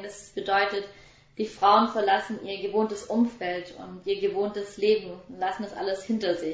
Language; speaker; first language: German; native; German